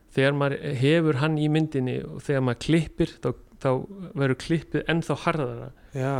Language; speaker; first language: Icelandic; native; Icelandic